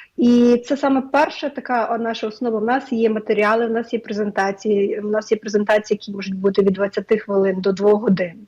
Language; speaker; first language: Ukrainian; native; Ukrainian